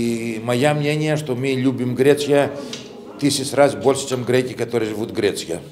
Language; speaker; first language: Russian; non-native, fluent; Greek